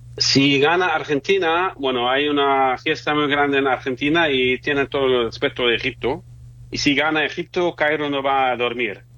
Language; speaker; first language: Spanish; non-native, fluent; German